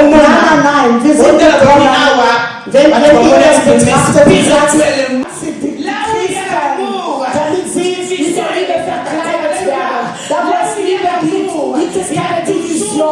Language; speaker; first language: German; non-native, fluent; French